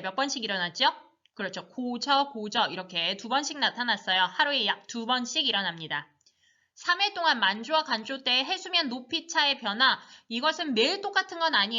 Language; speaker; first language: Korean; native; Korean